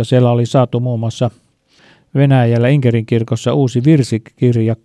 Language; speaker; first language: Finnish; native; Finnish